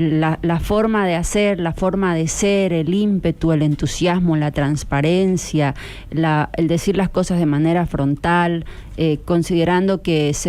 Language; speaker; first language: Spanish; native; Spanish